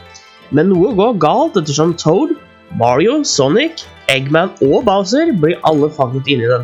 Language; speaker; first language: Norwegian; native; Norwegian